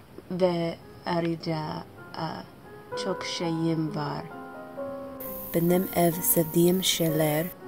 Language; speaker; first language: Turkish; non-native, learner; English